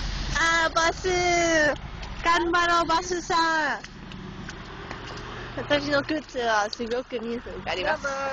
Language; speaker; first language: Japanese; non-native, learner; English